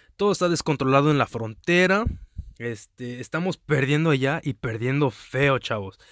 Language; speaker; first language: Spanish; early bilingual, heritage; Spanish